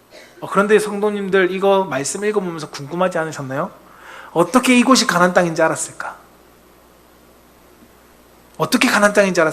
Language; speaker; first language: Korean; native; Korean